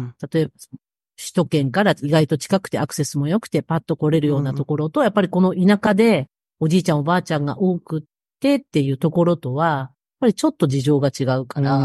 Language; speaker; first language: Japanese; native; Japanese